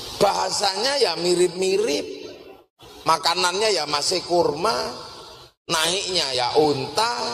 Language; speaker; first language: Indonesian; non-native, local second language; Javanese